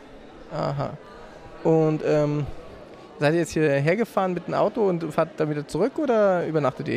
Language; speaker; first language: German; native; German